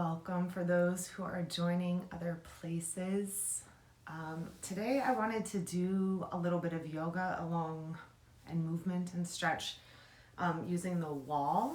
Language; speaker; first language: English; native; English